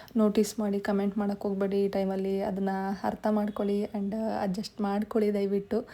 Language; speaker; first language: Kannada; native; Kannada